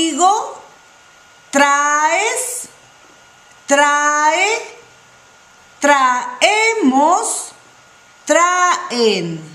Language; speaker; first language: Spanish; non-native, fluent; English